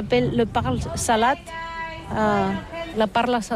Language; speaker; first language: French; non-native, learner; Catalan